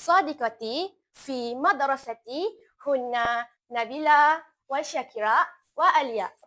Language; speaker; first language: Arabic; non-native, learner; Malay